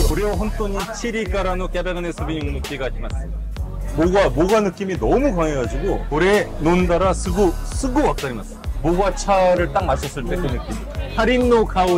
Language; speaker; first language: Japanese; non-native, learner; Korean